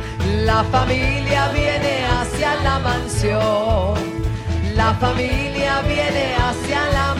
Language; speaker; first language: Spanish; native; Spanish